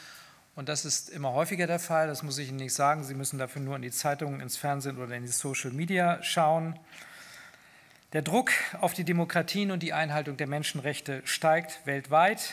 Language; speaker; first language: German; native; German